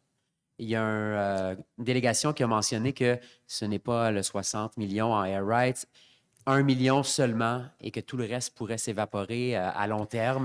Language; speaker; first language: French; native; French